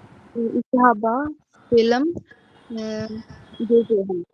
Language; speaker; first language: German; non-native, learner; Hindi